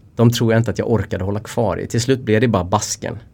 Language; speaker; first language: Swedish; native; Swedish